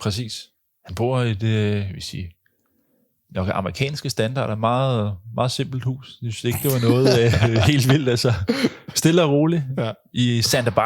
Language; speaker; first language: Danish; native; Danish